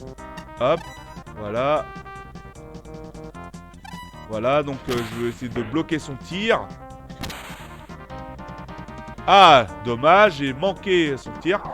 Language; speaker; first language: French; native; French